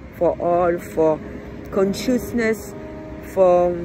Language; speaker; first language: English; non-native, learner; French